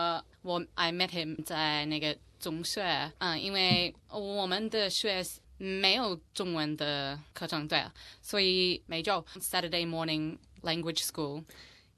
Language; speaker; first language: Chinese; non-native, learner; English